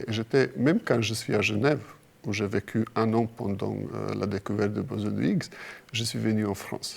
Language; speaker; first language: French; non-native, fluent; Croatian